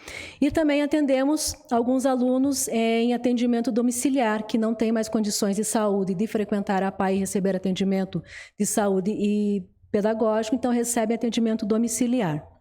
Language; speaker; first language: Portuguese; native; Portuguese